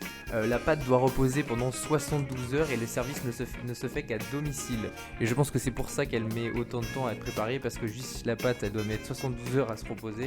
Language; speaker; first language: French; native; French